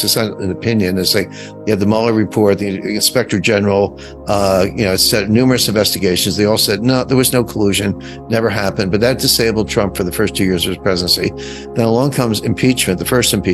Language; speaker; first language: English; native; English